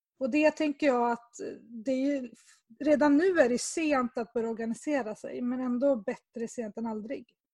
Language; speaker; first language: Swedish; native; Swedish